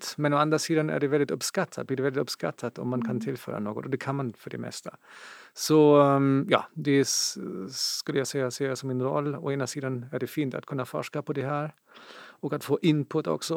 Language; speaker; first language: Swedish; non-native, fluent; German